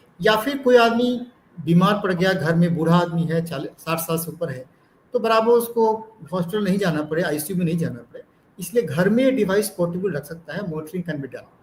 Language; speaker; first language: Hindi; native; Hindi